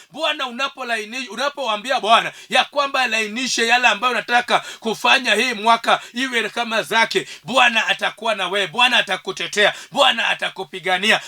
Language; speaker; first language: Swahili; non-native, local second language; Luo (Kenya and Tanzania)